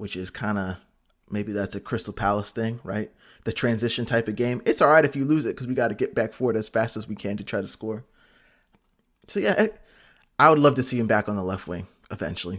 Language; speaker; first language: English; native; English